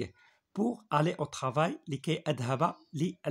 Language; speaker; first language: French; non-native, local second language; Arabic